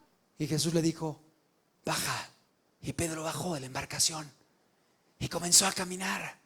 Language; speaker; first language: Spanish; native; Spanish